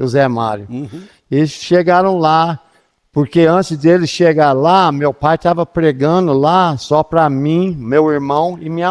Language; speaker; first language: Portuguese; non-native, fluent; English